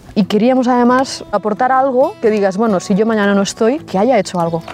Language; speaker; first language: Spanish; native; Spanish